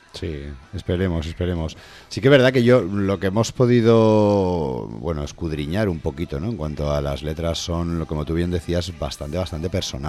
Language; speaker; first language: Spanish; native; Spanish